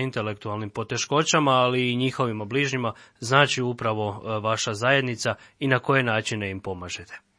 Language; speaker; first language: Serbian; native; Serbian